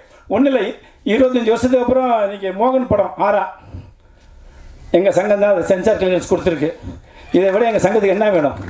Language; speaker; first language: Tamil; native; Tamil